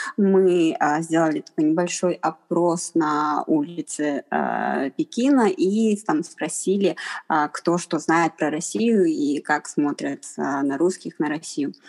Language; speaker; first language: Russian; non-native, fluent; Chinese